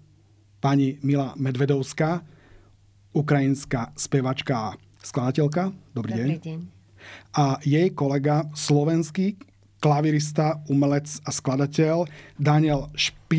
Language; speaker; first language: Slovak; native; Slovak